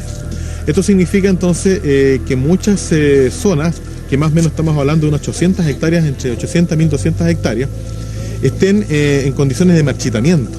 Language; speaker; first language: Spanish; native; Spanish